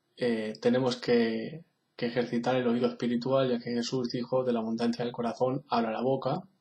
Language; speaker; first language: Spanish; native; Spanish